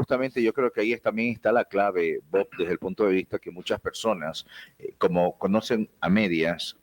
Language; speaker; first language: Spanish; native; Spanish